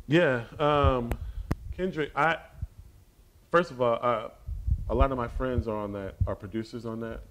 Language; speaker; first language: English; native; English